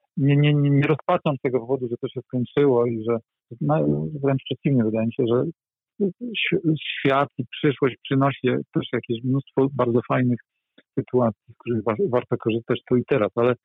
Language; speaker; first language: Polish; native; Polish